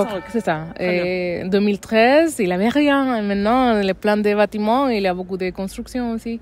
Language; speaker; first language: French; non-native, fluent; Spanish